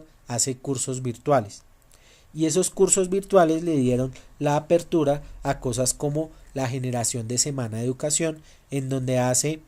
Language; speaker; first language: Spanish; native; Spanish